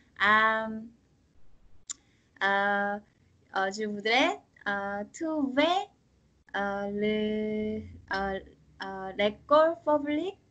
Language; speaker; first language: French; non-native, learner; Korean